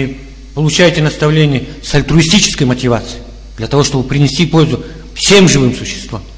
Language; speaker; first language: Russian; native; Russian